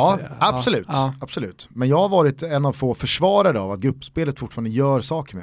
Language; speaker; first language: Swedish; native; Swedish